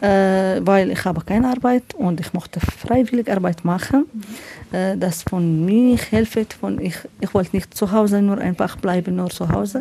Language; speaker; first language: German; non-native, learner; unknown